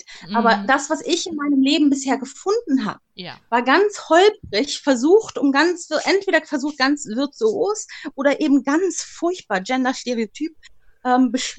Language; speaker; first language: German; native; German